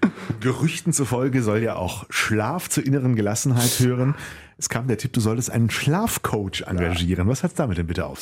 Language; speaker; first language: German; native; German